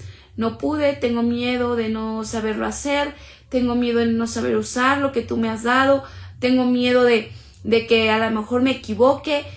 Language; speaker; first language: Spanish; native; Spanish